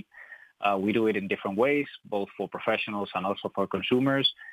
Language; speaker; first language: English; non-native, fluent; Spanish